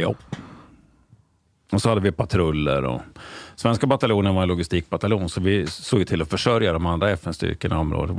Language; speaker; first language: Swedish; native; Swedish